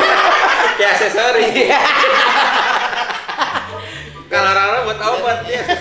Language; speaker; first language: Indonesian; native; Indonesian